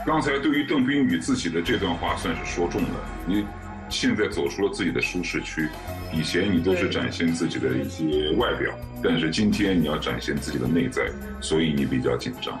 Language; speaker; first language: Chinese; native; Chinese